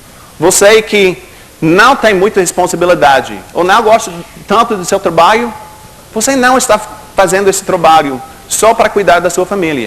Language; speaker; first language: Portuguese; non-native, fluent; English